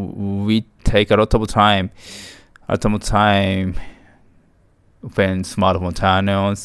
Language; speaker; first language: English; non-native, learner; Japanese